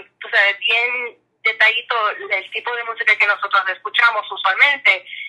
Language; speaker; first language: Spanish; early bilingual, heritage; English